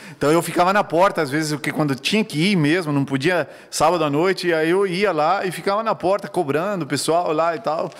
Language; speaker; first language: Portuguese; non-native, fluent; Spanish